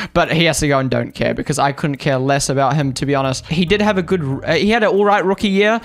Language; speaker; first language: English; native; English